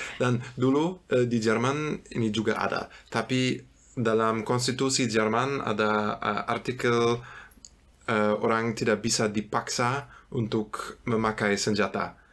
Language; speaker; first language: Indonesian; non-native, fluent; German